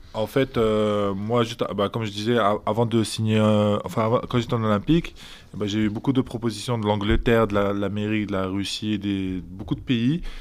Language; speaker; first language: French; early bilingual, other home language; Azerbaijani